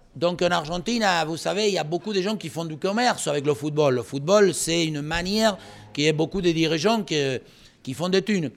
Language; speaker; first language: French; non-native, fluent; Spanish